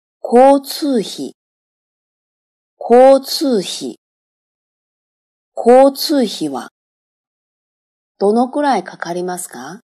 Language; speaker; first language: Japanese; non-native, fluent; Chinese